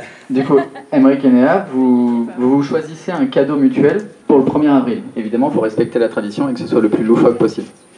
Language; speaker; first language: French; native; French